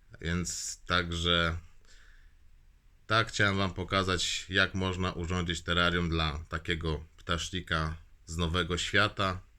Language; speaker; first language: Polish; native; Polish